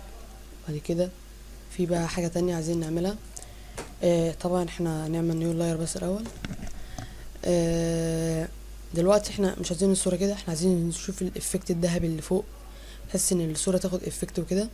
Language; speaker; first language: Arabic; native; Arabic